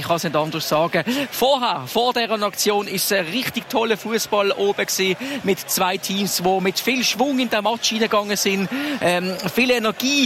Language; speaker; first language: German; native; German